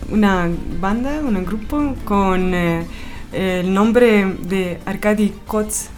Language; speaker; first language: Spanish; non-native, fluent; Russian